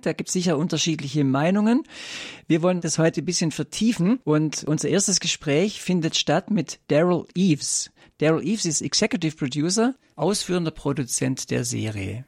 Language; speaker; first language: German; native; German